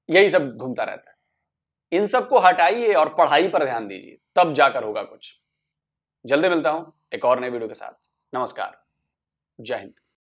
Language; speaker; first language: Hindi; native; Hindi